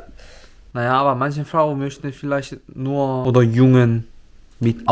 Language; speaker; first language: German; non-native, learner; Korean